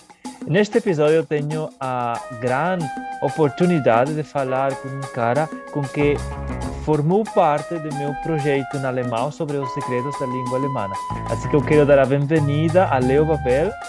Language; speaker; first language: Portuguese; non-native, fluent; Spanish